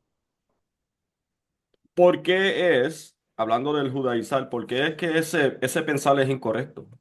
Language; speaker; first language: Spanish; early bilingual, heritage; Spanish